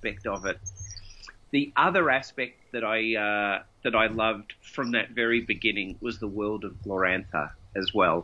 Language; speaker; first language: English; native; English